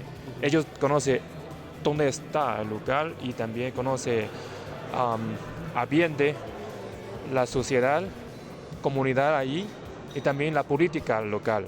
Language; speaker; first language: Spanish; non-native, fluent; Chinese